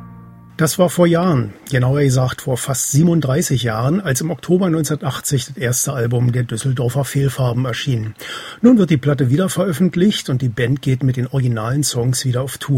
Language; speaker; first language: German; native; German